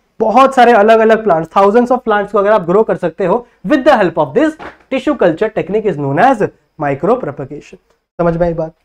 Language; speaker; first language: Hindi; native; Hindi